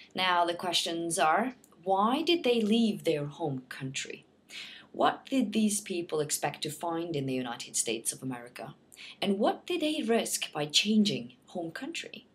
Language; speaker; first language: English; non-native, fluent; Norwegian